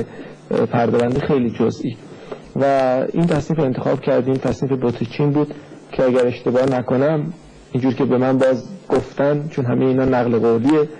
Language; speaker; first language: Persian; native; Persian